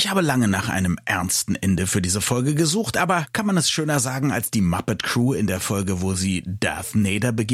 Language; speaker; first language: German; native; German